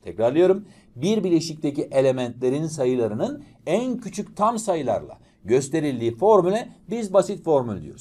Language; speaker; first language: Turkish; native; Turkish